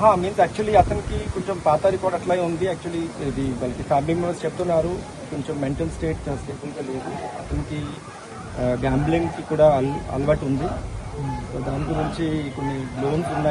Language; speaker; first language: Telugu; non-native, local second language; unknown